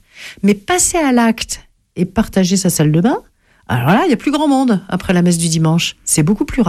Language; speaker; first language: French; native; French